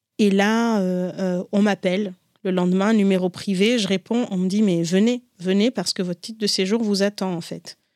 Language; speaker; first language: French; non-native, local second language; Ngazidja Comorian